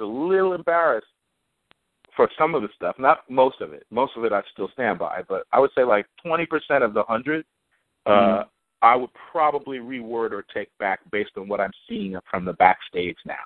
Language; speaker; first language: English; native; English